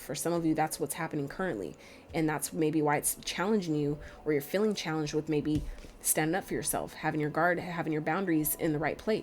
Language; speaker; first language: English; native; English